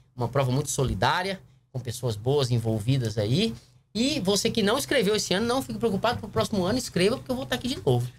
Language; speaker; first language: Portuguese; native; Portuguese